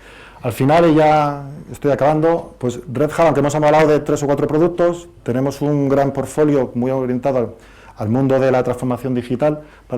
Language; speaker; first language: Spanish; native; Spanish